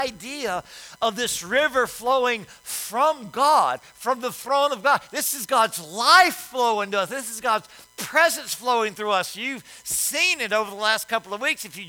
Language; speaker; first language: English; native; English